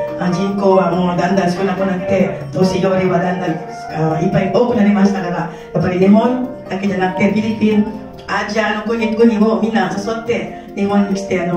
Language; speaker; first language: Japanese; non-native, learner; Filipino